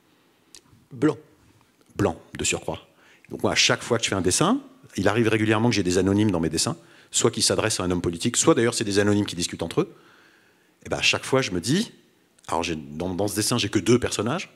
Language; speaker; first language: French; native; French